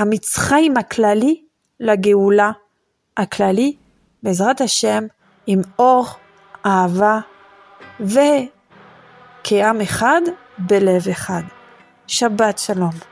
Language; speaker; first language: Hebrew; non-native, fluent; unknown